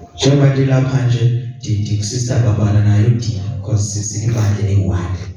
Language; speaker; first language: Zulu; non-native, local second language; Xhosa